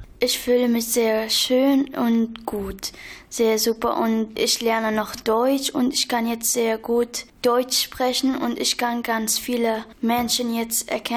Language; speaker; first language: German; non-native, learner; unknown